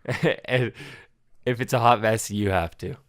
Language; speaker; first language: English; native; English